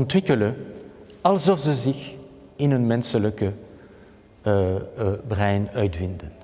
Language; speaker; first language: Dutch; non-native, local second language; French